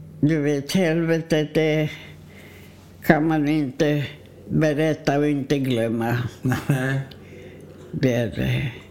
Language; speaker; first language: Swedish; non-native, fluent; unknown